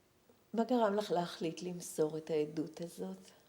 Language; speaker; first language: Hebrew; native; Hebrew